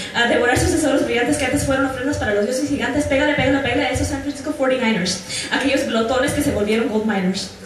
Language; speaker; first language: Spanish; early bilingual, heritage; Spanish